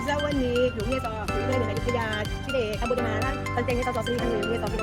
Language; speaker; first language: Korean; non-native, learner; Thai